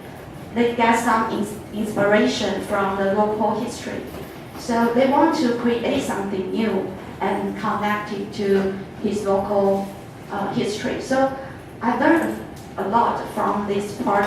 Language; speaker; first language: English; non-native, fluent; Chinese